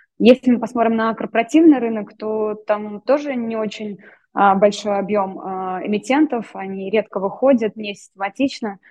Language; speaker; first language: Russian; native; Russian